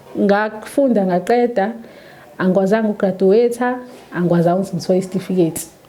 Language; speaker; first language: Zulu; native; Zulu